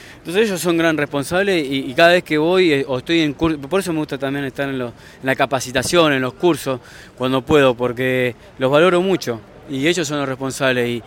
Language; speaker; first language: Spanish; native; Spanish